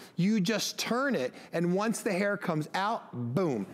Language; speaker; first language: English; native; English